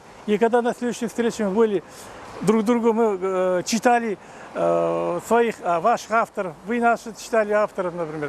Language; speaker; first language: Russian; non-native, local second language; Kazakh